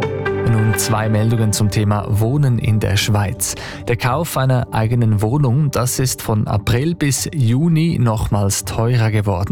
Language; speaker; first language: German; native; German